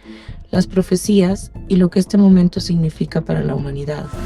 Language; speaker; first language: Spanish; native; Spanish